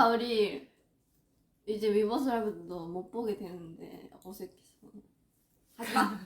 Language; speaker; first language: Korean; non-native, fluent; Japanese